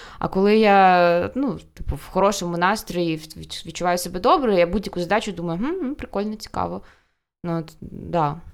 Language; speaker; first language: Ukrainian; non-native, local second language; Russian